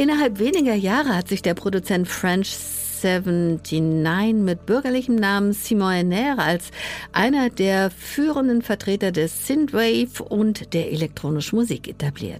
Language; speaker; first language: German; native; German